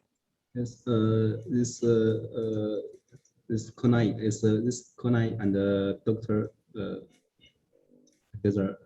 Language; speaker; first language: English; non-native, learner; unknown